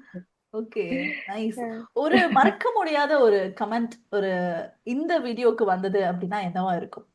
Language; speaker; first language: Tamil; native; Tamil